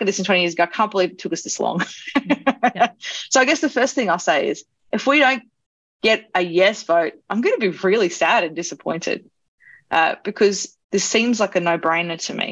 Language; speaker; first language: English; native; English